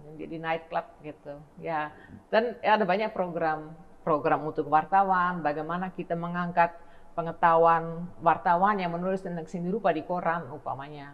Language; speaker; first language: Indonesian; non-native, fluent; Dutch